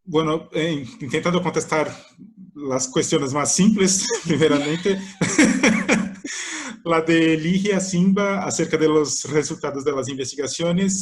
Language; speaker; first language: Spanish; non-native, fluent; Portuguese